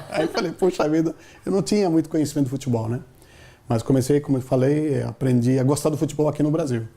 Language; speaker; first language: Portuguese; non-native, fluent; Telugu